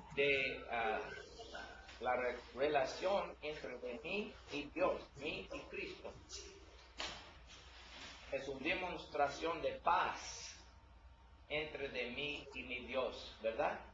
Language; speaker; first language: Spanish; non-native, learner; English